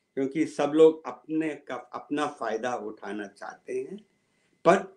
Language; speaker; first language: Hindi; early bilingual, other home language; Punjabi